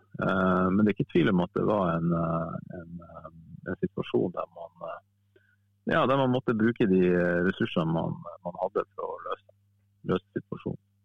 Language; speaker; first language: Norwegian; native; Norwegian